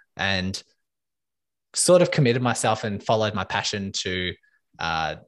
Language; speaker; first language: English; native; English